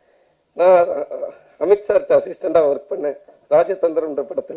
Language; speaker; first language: Tamil; native; Tamil